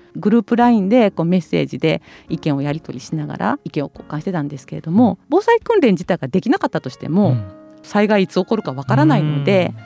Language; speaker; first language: Japanese; native; Japanese